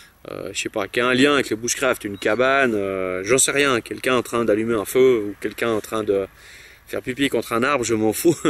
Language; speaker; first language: French; native; French